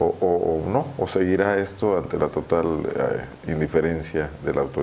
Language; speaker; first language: Spanish; native; Spanish